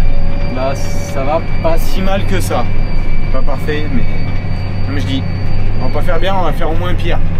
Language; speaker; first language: French; native; French